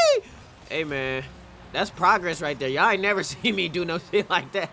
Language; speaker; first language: English; native; English